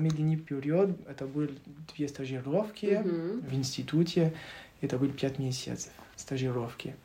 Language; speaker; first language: Russian; non-native, learner; French